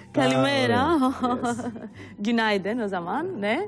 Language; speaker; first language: Turkish; non-native, fluent; Greek